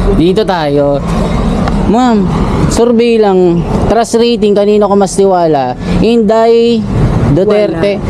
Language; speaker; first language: Filipino; native; Filipino